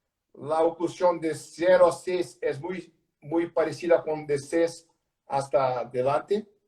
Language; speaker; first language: Spanish; non-native, learner; Portuguese